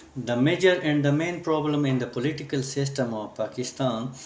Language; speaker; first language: English; non-native, local second language; Urdu